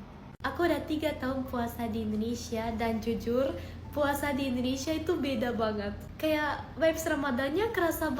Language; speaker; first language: Indonesian; non-native, fluent; German